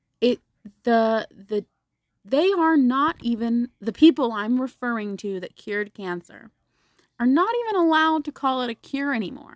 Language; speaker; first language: English; native; English